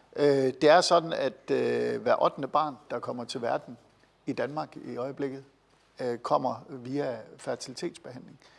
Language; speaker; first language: Danish; native; Danish